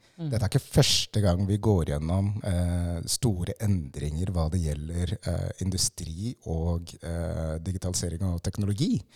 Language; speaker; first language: Norwegian; early bilingual, other home language; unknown